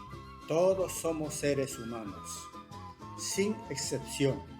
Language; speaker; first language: Spanish; non-native, local second language; Quechua